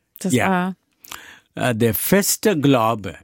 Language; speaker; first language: German; non-native, learner; Tamil